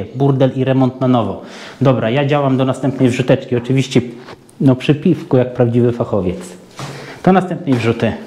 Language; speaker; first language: Polish; native; Polish